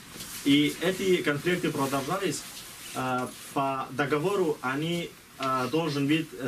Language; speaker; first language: Russian; non-native, learner; Kurdish